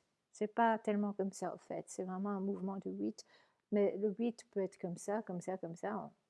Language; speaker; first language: French; native; French